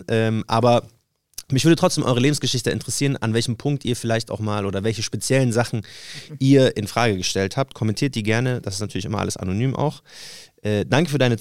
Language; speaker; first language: German; native; German